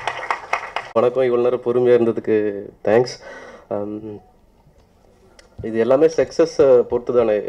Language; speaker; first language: Tamil; native; Tamil